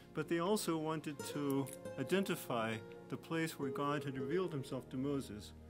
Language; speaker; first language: English; native; English